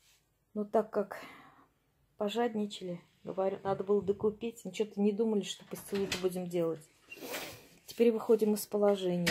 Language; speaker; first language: Russian; native; Russian